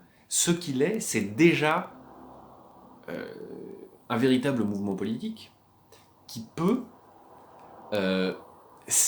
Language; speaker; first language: French; native; French